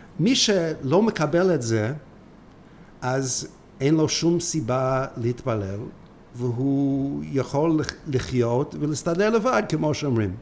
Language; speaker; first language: Hebrew; non-native, fluent; English